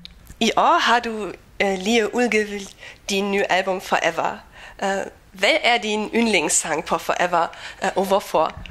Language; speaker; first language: Danish; non-native, learner; German